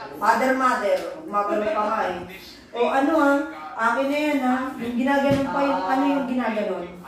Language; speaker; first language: Filipino; native; Filipino